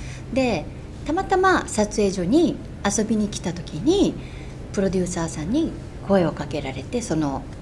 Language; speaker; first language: Japanese; native; Japanese